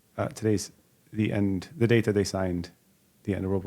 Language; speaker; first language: English; native; English